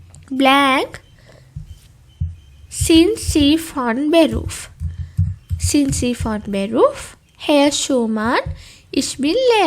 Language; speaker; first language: German; non-native, fluent; Sinhala